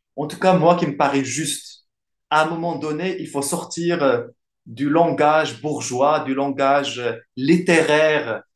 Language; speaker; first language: French; non-native, local second language; Arabic